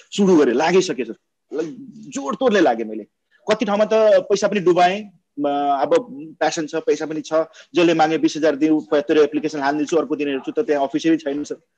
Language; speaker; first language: Nepali; non-native, local second language; Maithili